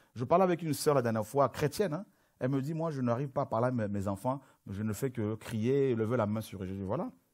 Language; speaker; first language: French; non-native, local second language; Lingala